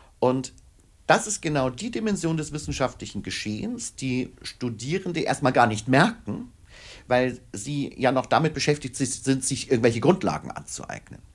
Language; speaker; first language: German; native; German